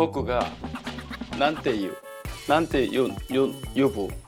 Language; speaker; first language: Japanese; non-native, fluent; Korean